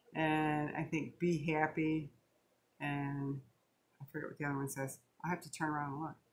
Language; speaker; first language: English; native; English